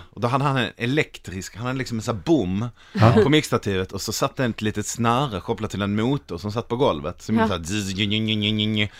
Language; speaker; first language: Swedish; native; Swedish